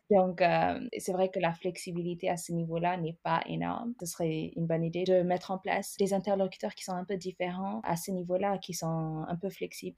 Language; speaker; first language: French; non-native, fluent; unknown